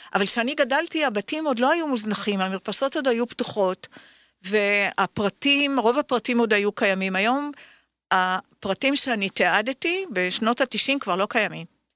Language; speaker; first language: Hebrew; native; Hebrew